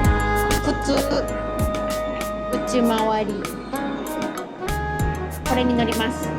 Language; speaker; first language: Japanese; native; Japanese